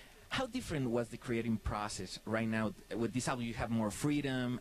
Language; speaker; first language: English; non-native, fluent; Spanish